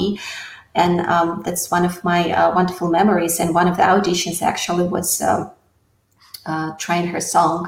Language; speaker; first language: English; non-native, fluent; Russian